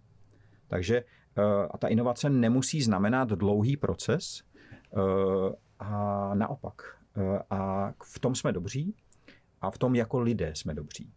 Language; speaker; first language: Czech; native; Czech